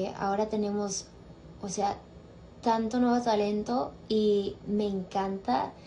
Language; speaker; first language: Spanish; early bilingual, heritage; Spanish